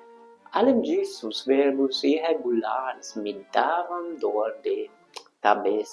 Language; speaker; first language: Portuguese; non-native, fluent; Hungarian